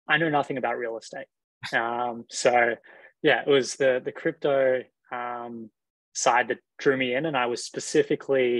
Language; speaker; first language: English; native; English